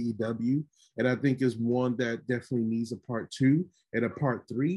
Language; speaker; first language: English; native; English